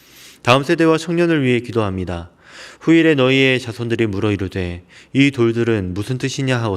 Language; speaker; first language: Korean; native; Korean